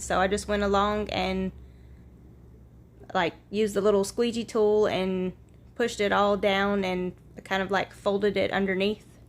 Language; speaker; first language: English; native; English